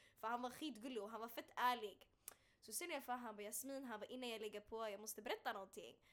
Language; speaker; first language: Swedish; early bilingual, other home language; Tigrinya